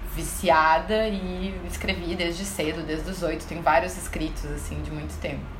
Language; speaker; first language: Portuguese; native; Portuguese